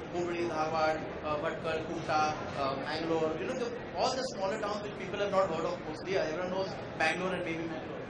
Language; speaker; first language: English; non-native, local second language; Konkani